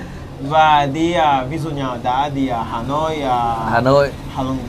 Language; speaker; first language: Vietnamese; non-native, learner; Portuguese